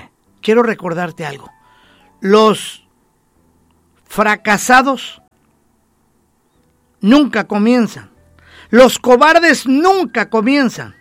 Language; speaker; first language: Spanish; native; Spanish